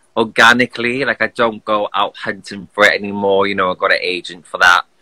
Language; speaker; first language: English; native; English